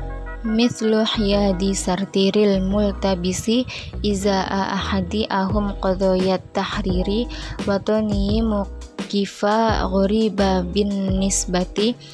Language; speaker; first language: Arabic; non-native, learner; Indonesian